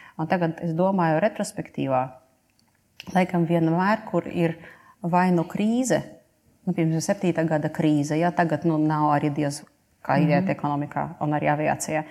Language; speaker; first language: Latvian; non-native, local second language; Russian